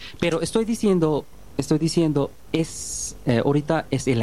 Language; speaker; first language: Spanish; non-native, learner; Bangla